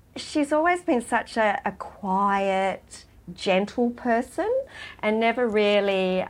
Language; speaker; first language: English; native; English